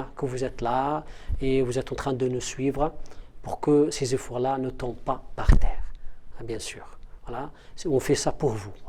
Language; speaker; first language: French; non-native, local second language; Arabic